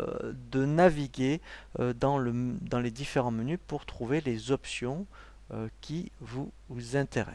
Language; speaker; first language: French; native; French